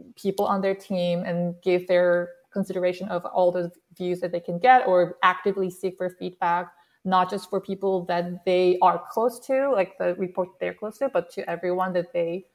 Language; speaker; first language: English; non-native, fluent; Korean